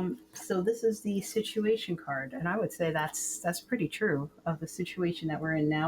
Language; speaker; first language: English; native; English